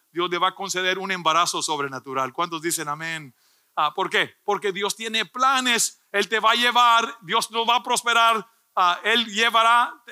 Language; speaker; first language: Spanish; early bilingual, heritage; Spanish